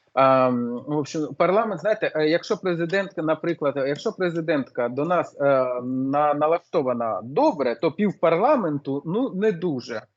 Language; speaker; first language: Ukrainian; non-native, local second language; Russian